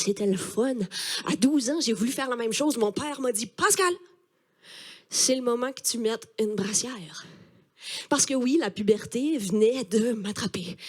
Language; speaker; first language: French; native; French